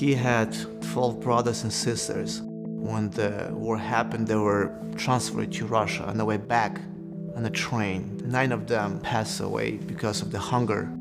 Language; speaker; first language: English; non-native, fluent; Russian